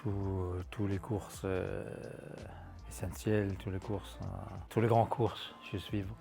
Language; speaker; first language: French; non-native, fluent; Danish